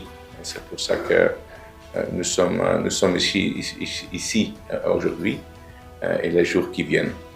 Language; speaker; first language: French; non-native, local second language; Dutch